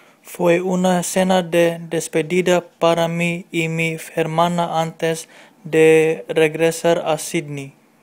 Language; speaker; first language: Spanish; non-native, learner; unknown